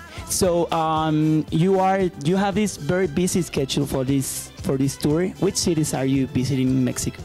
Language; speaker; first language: English; non-native, fluent; Spanish